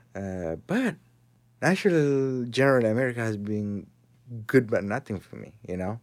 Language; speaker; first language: English; non-native, fluent; Tigrinya